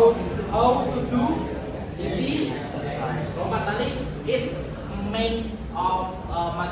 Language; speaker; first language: English; non-native, learner; Indonesian